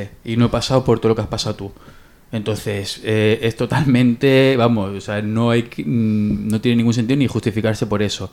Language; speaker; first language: Spanish; native; Spanish